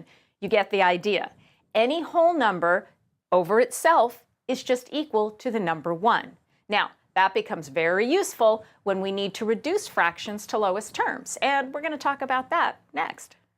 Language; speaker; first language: English; native; English